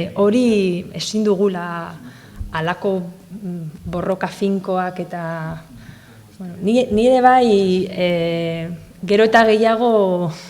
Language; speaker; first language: Basque; non-native, local second language; Spanish